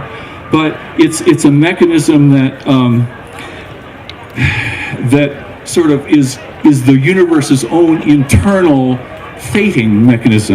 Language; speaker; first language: English; native; English